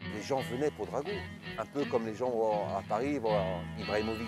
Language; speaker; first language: French; native; French